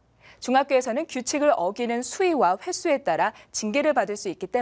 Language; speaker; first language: Korean; native; Korean